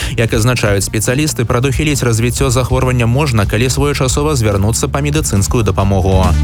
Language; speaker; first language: Belarusian; native; Belarusian